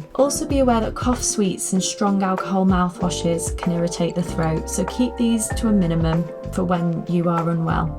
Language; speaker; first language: English; native; English